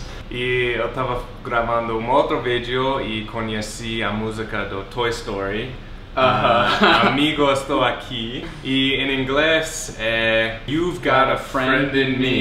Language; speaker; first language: Portuguese; non-native, fluent; English